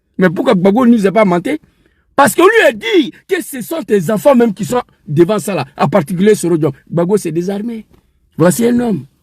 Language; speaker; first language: French; non-native, local second language; Dyula